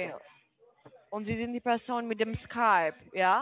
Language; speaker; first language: German; non-native, fluent; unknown